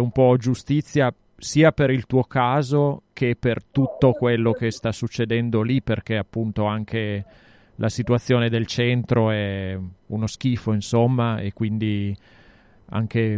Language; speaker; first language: Italian; native; Italian